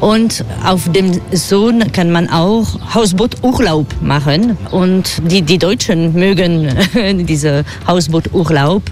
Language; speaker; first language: German; non-native, fluent; French